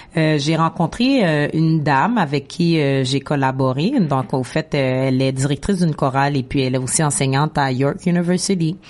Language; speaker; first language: French; native; French